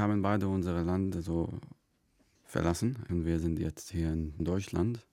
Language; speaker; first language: German; non-native, fluent; Arabic